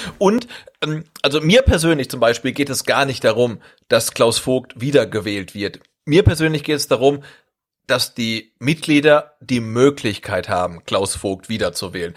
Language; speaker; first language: German; native; German